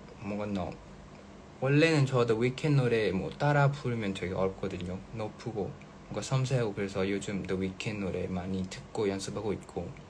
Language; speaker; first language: Korean; non-native, fluent; Thai